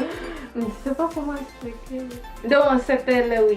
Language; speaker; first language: French; non-native, learner; Indonesian